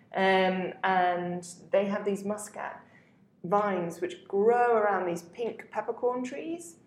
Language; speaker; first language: English; native; English